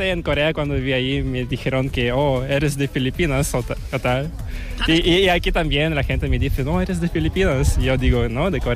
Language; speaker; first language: Spanish; non-native, fluent; Korean